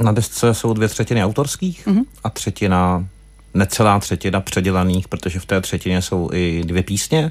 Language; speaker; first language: Czech; native; Czech